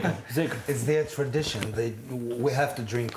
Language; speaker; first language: English; non-native, fluent; Albanian